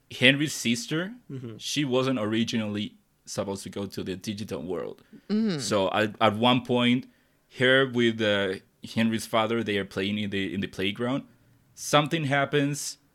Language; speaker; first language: English; non-native, fluent; Spanish